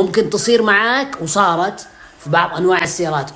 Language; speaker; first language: Arabic; native; Arabic